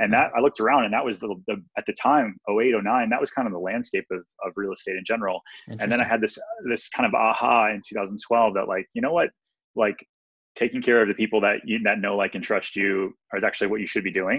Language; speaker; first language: English; native; English